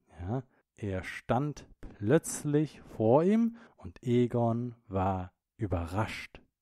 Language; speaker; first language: German; native; German